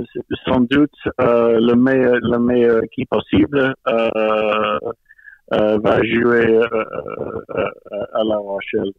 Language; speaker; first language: French; non-native, fluent; English